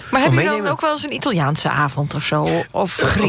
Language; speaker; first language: Dutch; native; Dutch